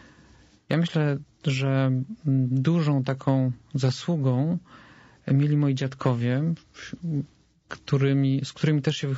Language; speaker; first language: Polish; native; Polish